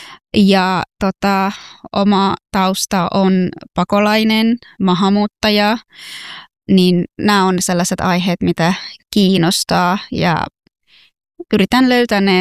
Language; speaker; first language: Finnish; non-native, fluent; Persian